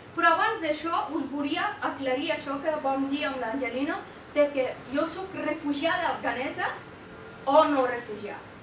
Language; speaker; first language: Catalan; non-native, fluent; Persian